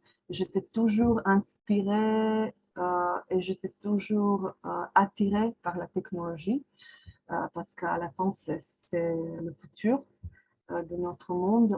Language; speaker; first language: French; non-native, fluent; Croatian